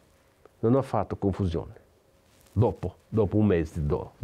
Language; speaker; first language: Italian; non-native, fluent; Portuguese